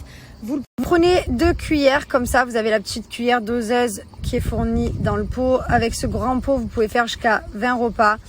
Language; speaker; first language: French; native; French